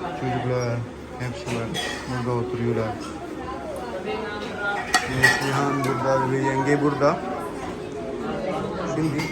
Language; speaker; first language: Turkish; non-native, learner; Punjabi